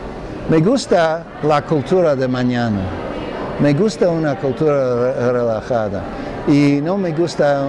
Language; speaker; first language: Spanish; non-native, fluent; English